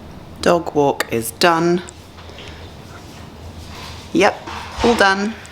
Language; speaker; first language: English; native; English